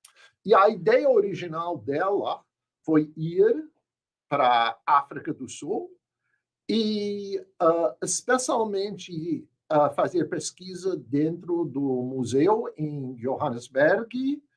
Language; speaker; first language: Portuguese; non-native, fluent; English